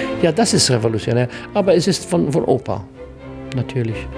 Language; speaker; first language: German; non-native, learner; English